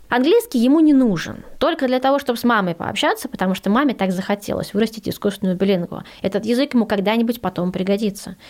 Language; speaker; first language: Russian; early bilingual, heritage; Russian